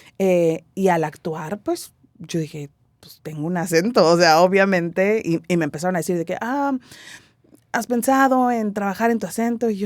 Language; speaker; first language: Spanish; native; Spanish